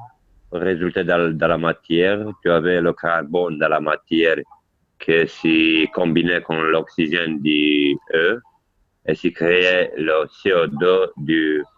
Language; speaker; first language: French; non-native, learner; Italian